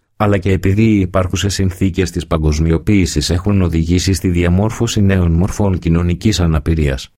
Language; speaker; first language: Greek; native; Greek